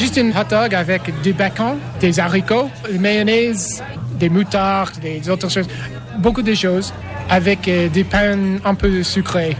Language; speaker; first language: French; non-native, learner; English